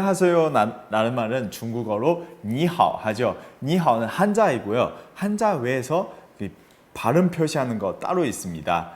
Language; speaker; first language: Korean; non-native, fluent; Chinese